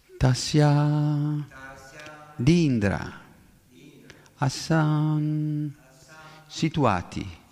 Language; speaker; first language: Italian; native; Italian